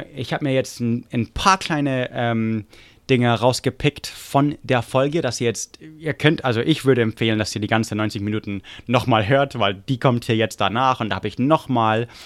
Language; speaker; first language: German; non-native, fluent; English